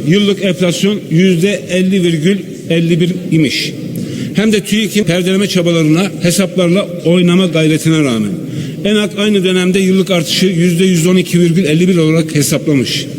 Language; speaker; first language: Turkish; native; Turkish